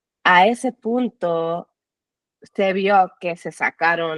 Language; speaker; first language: Spanish; early bilingual, heritage; English